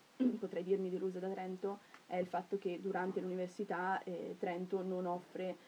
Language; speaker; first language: Italian; native; Italian